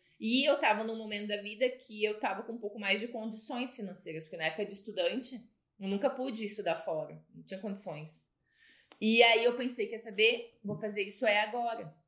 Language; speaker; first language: Portuguese; native; Portuguese